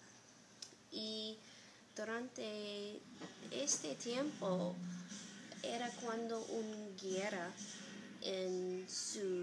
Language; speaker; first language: Spanish; non-native, learner; English